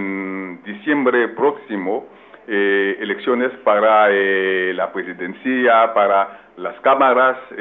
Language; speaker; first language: Spanish; non-native, fluent; French